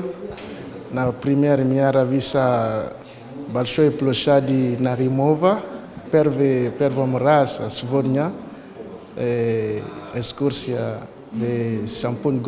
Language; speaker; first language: Russian; non-native, learner; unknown